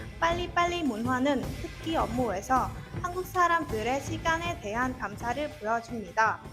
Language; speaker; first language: Korean; non-native, learner; Vietnamese